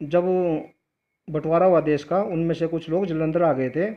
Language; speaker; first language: Hindi; non-native, local second language; Punjabi